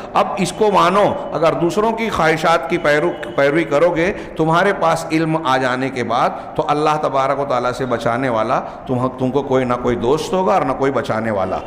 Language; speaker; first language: Urdu; native; Urdu